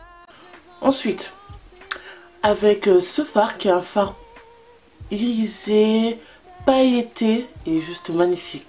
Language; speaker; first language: French; native; French